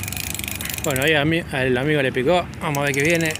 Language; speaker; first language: Spanish; native; Spanish